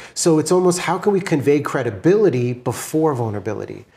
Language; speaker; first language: English; native; English